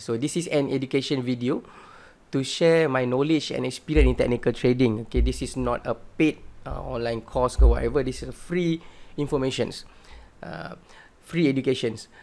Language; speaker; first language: English; non-native, local second language; Malay